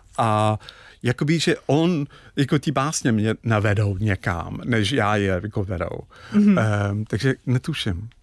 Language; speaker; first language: Czech; non-native, fluent; English